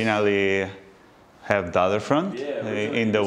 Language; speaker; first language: English; non-native, learner; Spanish